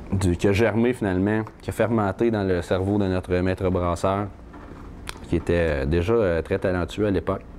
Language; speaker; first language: French; native; French